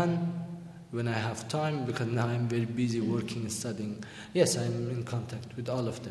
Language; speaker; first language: English; non-native, learner; Persian